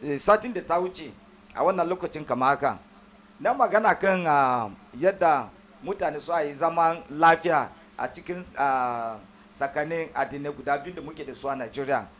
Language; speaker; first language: Hausa; non-native, local second language; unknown